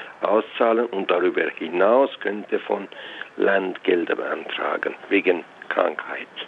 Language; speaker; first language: German; non-native, fluent; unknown